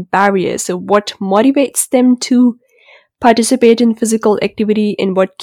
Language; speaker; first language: English; non-native, local second language; Urdu